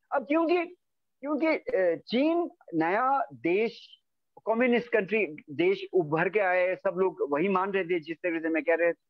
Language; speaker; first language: Hindi; native; Hindi